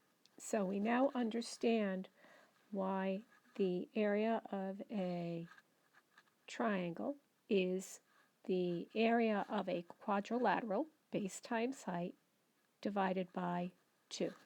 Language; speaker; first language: English; native; English